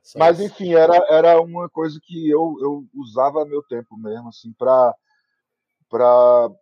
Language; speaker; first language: Portuguese; native; Portuguese